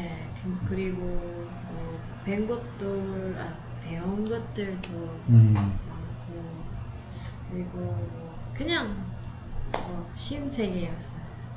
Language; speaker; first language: Korean; non-native, learner; Filipino